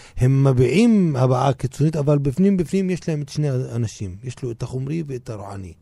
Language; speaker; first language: Hebrew; non-native, local second language; Arabic